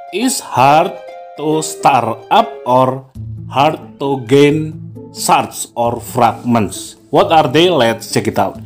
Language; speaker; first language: English; non-native, learner; Indonesian